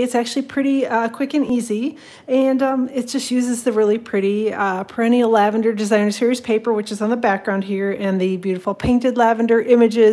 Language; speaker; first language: English; native; English